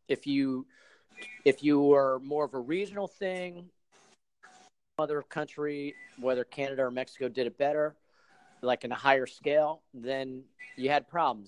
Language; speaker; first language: English; native; English